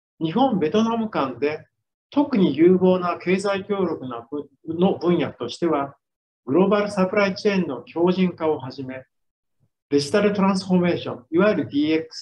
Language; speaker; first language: Japanese; native; Japanese